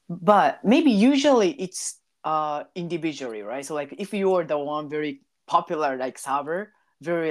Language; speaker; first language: English; non-native, learner; Japanese